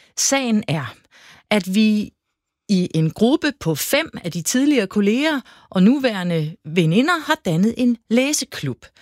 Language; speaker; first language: Danish; native; Danish